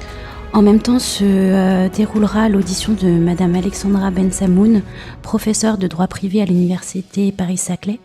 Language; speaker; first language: French; native; French